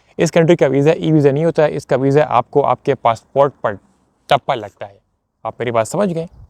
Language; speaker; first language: Urdu; non-native, local second language; Punjabi